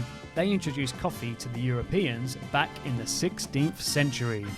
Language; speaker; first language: English; native; English